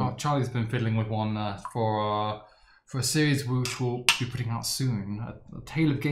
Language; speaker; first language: English; native; English